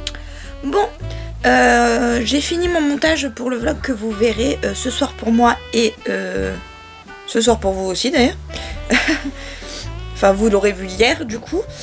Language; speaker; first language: French; native; French